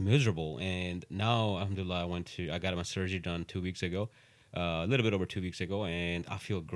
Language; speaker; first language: English; non-native, local second language; Urdu